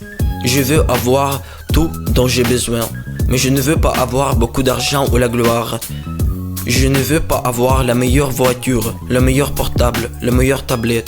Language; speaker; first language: French; non-native, fluent; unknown